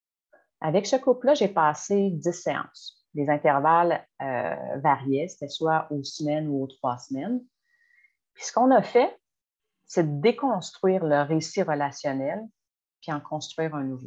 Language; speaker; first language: French; native; French